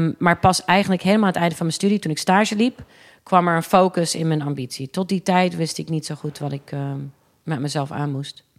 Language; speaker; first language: Dutch; early bilingual, other home language; English